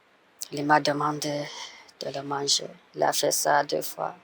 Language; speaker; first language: French; non-native, fluent; Rundi